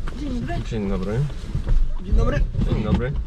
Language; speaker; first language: Polish; non-native, fluent; Ukrainian